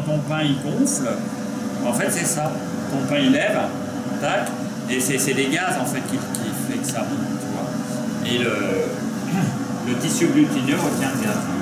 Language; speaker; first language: French; native; French